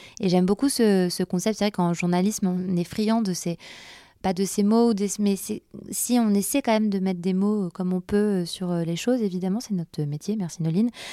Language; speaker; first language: French; native; French